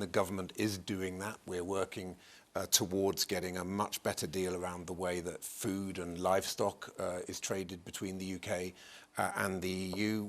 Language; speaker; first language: English; native; English